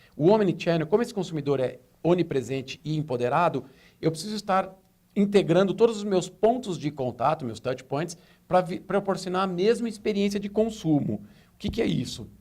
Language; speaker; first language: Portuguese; native; Portuguese